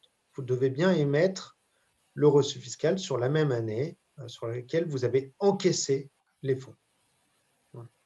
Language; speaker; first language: French; native; French